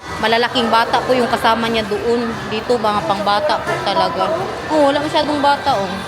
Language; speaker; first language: Filipino; non-native, local second language; Cebuano